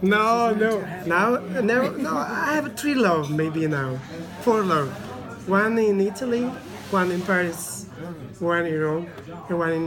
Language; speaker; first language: English; non-native, learner; Italian